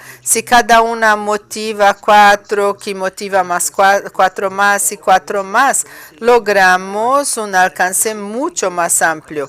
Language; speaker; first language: Spanish; non-native, fluent; Portuguese